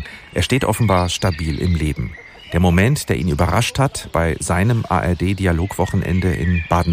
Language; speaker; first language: German; native; German